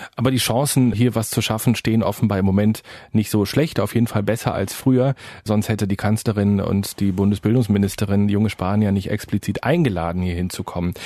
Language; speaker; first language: German; native; German